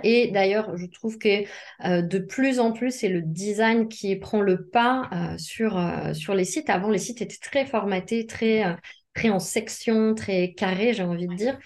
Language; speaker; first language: French; native; French